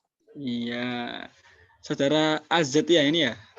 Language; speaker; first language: Indonesian; native; Indonesian